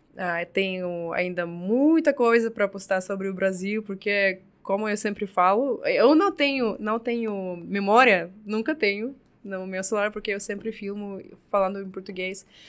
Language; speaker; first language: Portuguese; non-native, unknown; Russian